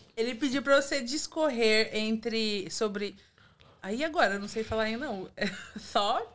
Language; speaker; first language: Portuguese; native; Portuguese